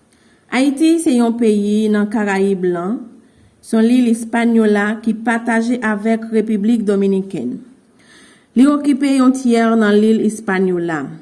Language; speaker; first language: French; non-native, learner; Haitian Creole